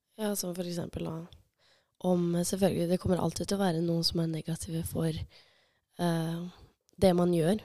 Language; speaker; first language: Norwegian; early bilingual, other home language; Albanian